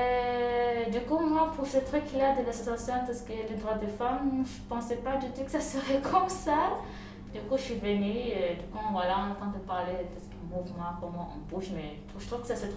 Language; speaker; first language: French; non-native, fluent; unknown